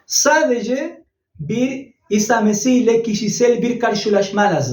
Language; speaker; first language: Turkish; non-native, learner; Spanish